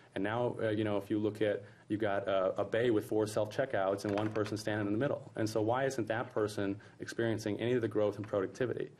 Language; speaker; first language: English; native; English